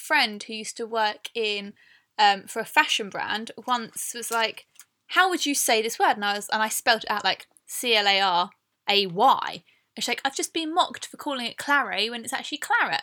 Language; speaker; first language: English; native; English